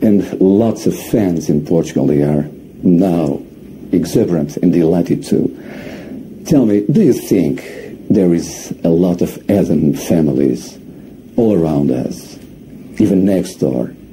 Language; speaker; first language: English; non-native, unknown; Portuguese